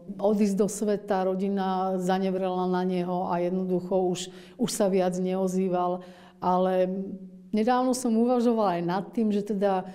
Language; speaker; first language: Slovak; native; Slovak